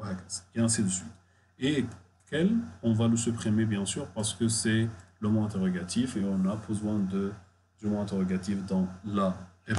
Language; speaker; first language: French; non-native, fluent; Arabic